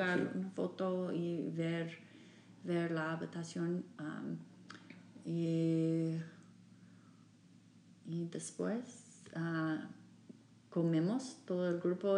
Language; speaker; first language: Spanish; non-native, fluent; English